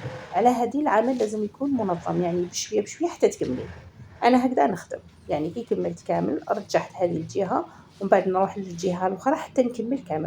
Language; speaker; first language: Arabic; native; Arabic